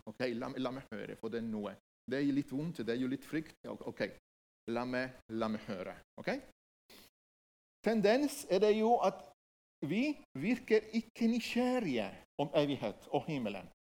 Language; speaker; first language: Norwegian; non-native, fluent; Spanish